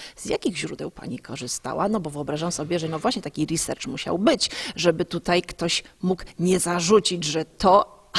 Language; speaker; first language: Polish; native; Polish